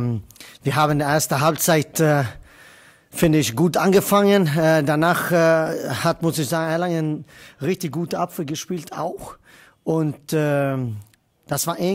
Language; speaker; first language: German; non-native, fluent; Swedish